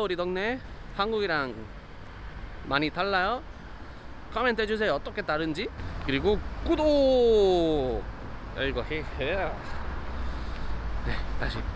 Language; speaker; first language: Korean; non-native, learner; Spanish